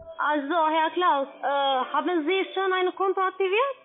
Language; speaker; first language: German; non-native, learner; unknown